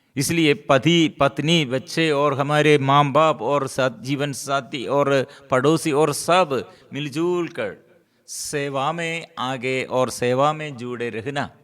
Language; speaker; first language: Hindi; non-native, local second language; Malayalam